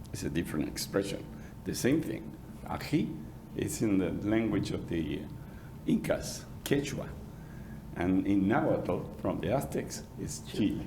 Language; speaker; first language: English; non-native, fluent; Spanish